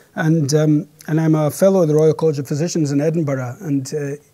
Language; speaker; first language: English; native; English